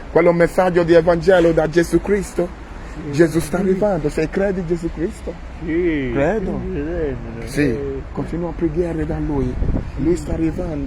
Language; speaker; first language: Italian; non-native, learner; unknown